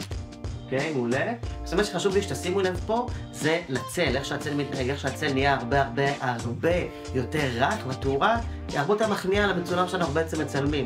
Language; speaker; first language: Hebrew; native; Hebrew